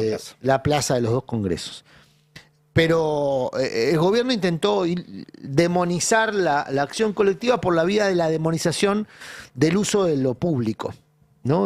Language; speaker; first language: Spanish; native; Spanish